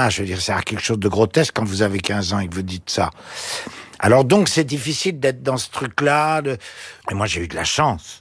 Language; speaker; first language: French; native; French